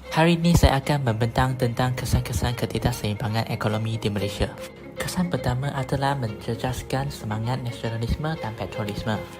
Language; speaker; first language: Malay; non-native, local second language; Chinese